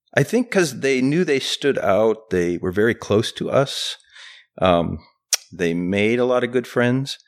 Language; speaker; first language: English; native; English